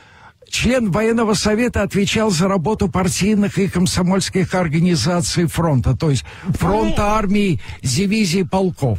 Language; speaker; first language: Russian; native; Russian